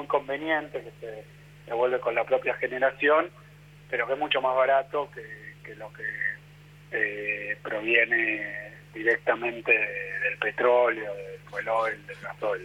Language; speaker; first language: Spanish; native; Spanish